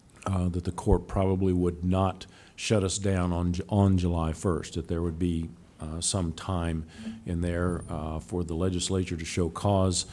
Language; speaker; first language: English; native; English